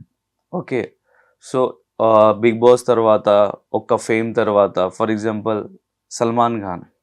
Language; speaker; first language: Telugu; non-native, local second language; Urdu